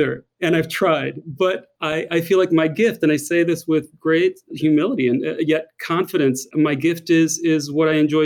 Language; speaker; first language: English; native; English